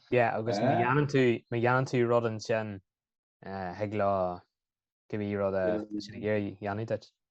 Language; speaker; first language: Irish; native; Irish